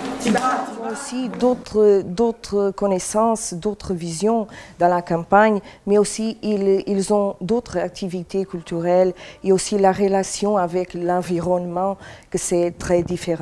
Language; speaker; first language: French; non-native, fluent; Portuguese